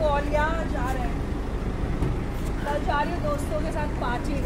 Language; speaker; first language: Hindi; native; Hindi